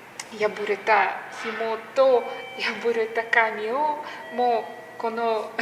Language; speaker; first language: Japanese; non-native, learner; Ukrainian